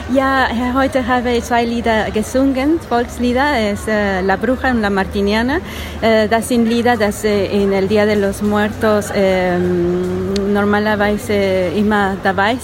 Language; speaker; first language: German; non-native, learner; Spanish